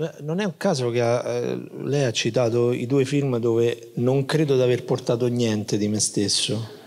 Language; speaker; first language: Italian; native; Italian